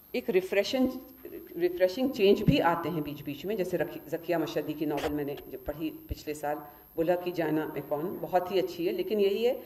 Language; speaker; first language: Hindi; native; Hindi